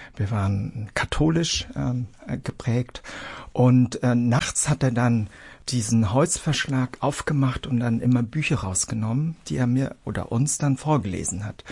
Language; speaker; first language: German; early bilingual, other home language; Vietnamese